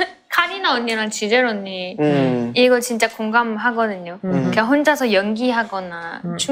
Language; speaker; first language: Korean; non-native, fluent; Chinese